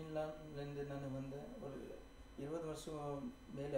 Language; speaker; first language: Tamil; non-native, local second language; Hindi